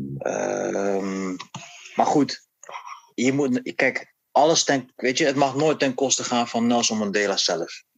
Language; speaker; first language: Dutch; native; Dutch